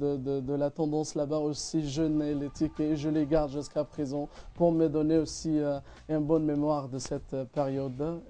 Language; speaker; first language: French; non-native, fluent; Arabic